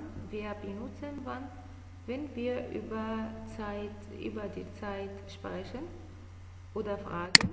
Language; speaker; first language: German; non-native, fluent; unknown